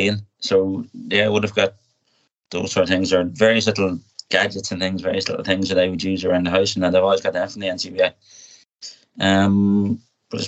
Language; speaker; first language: English; native; English